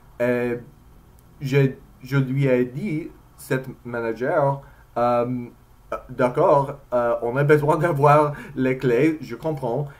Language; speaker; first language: French; non-native, learner; English